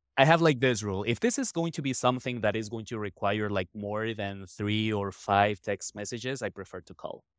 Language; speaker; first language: English; non-native, fluent; Spanish